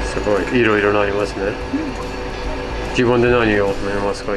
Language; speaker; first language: Japanese; non-native, fluent; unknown